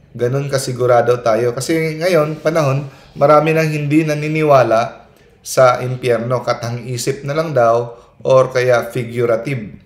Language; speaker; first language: Filipino; non-native, local second language; Cebuano